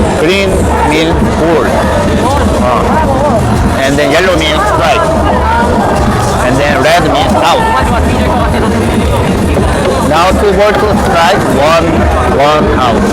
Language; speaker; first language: English; non-native, learner; Korean